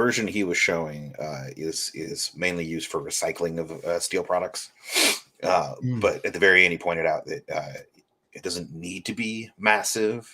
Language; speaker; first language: English; native; English